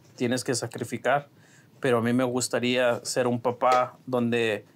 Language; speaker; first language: Spanish; native; Spanish